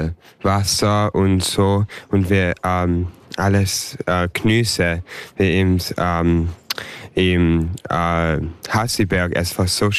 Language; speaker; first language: German; non-native, learner; English